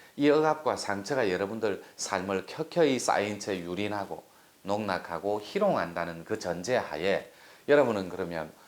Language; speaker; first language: Korean; native; Korean